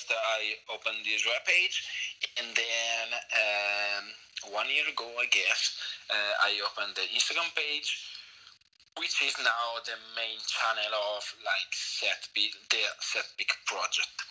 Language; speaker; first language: English; non-native, fluent; Italian